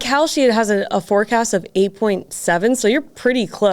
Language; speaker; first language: English; native; English